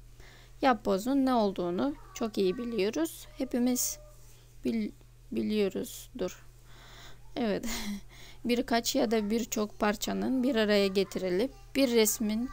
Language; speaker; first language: Turkish; non-native, fluent; Russian